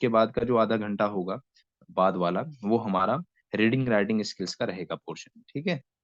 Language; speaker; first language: Hindi; native; Hindi